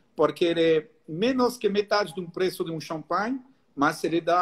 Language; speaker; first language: Portuguese; non-native, fluent; French